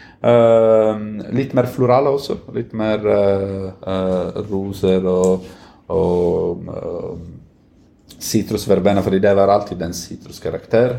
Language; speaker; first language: Norwegian; non-native, fluent; Italian